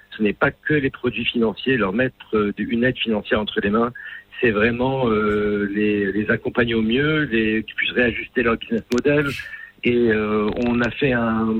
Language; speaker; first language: French; non-native, local second language; Arabic